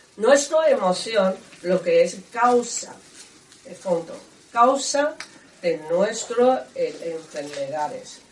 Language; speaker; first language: Spanish; non-native, learner; Chinese